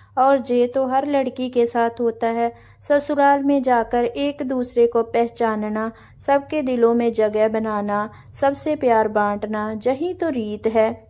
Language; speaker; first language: Hindi; non-native, local second language; Punjabi